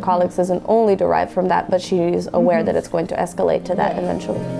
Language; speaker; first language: English; non-native, fluent; Portuguese